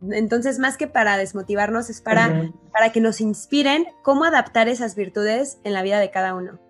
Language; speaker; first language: Spanish; native; Spanish